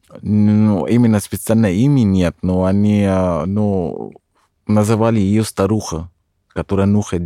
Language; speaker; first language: Russian; non-native, fluent; Arabic